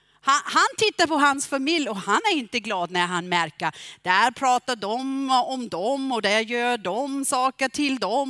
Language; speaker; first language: Swedish; non-native, fluent; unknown